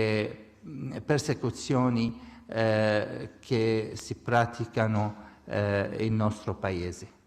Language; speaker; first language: Italian; non-native, fluent; Arabic